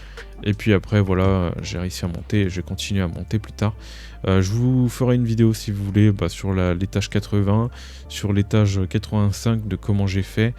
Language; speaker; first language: French; native; French